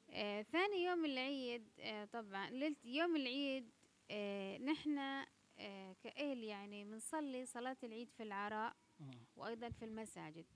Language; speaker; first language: Arabic; native; Arabic